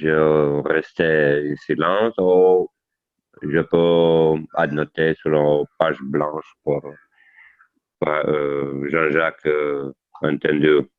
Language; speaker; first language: French; non-native, learner; Italian